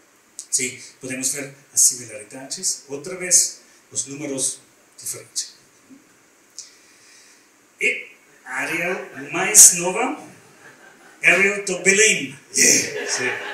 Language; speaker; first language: Portuguese; non-native, learner; German